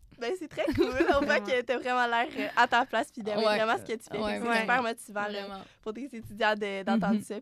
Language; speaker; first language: French; native; French